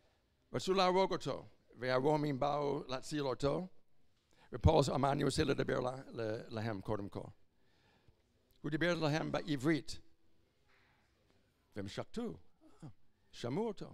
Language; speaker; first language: Hebrew; non-native, fluent; English